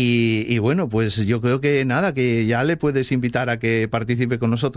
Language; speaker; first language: Spanish; native; Spanish